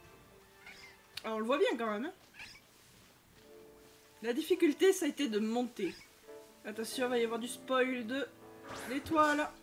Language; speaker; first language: French; native; French